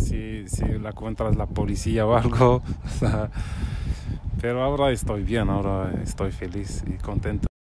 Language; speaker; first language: Spanish; non-native, learner; Arabic